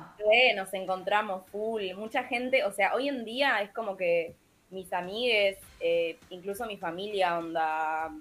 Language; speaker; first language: Spanish; native; Spanish